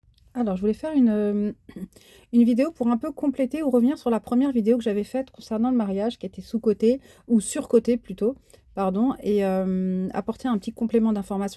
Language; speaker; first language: French; native; French